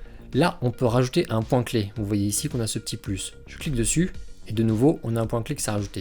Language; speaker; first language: French; native; French